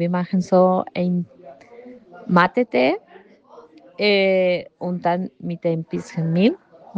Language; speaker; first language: German; non-native, learner; Spanish